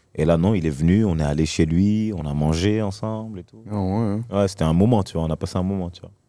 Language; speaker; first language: French; native; French